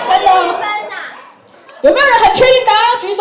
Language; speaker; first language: Chinese; native; Chinese